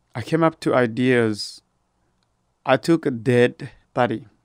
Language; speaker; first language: English; non-native, fluent; Rundi